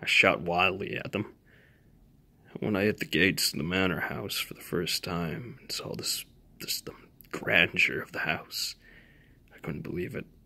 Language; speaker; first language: English; native; English